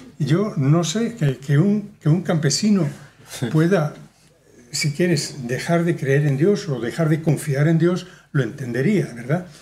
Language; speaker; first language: Spanish; native; Spanish